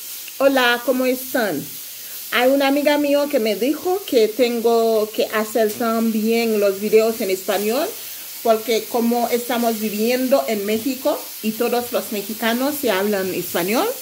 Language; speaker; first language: Spanish; non-native, local second language; Haitian Creole